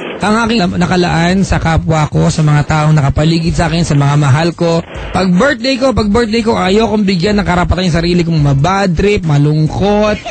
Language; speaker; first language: Filipino; non-native, local second language; Iloko